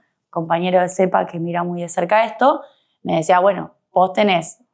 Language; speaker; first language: Spanish; native; Spanish